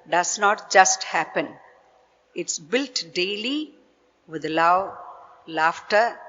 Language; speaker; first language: English; non-native, local second language; Tamil